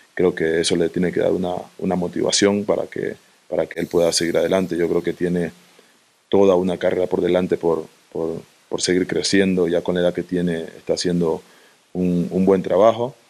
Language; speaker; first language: Spanish; native; Spanish